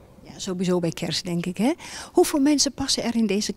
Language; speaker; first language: Dutch; native; Dutch